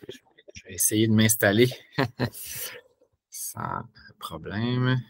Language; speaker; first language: French; native; French